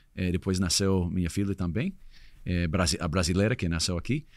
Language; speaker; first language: Portuguese; non-native, fluent; English